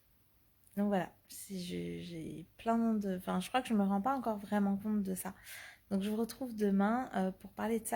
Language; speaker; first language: French; native; French